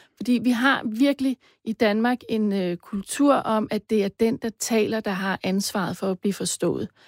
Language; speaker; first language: Danish; native; Danish